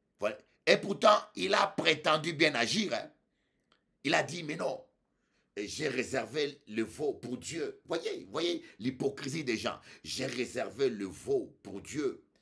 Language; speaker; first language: French; non-native, local second language; Lingala